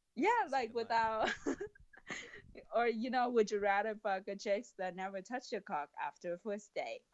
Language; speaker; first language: English; non-native, fluent; Vietnamese